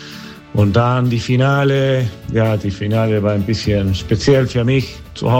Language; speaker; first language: German; non-native, fluent; Spanish